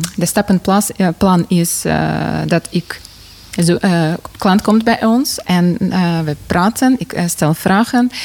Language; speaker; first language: Dutch; non-native, fluent; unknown